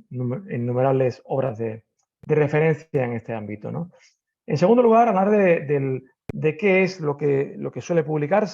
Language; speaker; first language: Spanish; native; Spanish